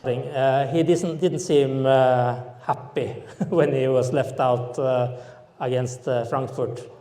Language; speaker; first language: English; non-native, fluent; Norwegian